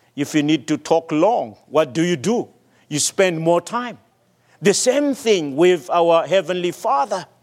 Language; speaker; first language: English; non-native, fluent; Malagasy